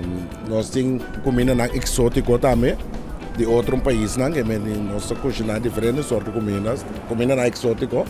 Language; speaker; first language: Portuguese; non-native, learner; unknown